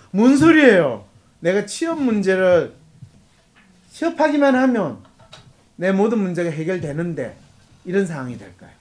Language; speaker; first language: Korean; native; Korean